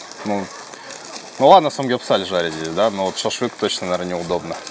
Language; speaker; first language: Russian; native; Russian